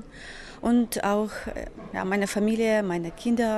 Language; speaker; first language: German; non-native, fluent; Ukrainian